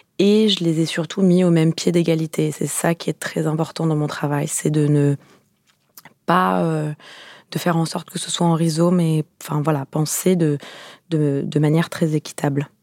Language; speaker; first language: French; native; French